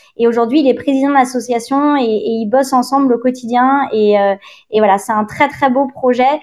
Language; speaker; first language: French; native; French